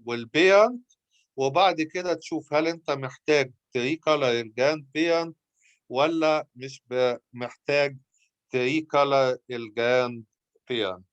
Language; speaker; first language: Arabic; native; Arabic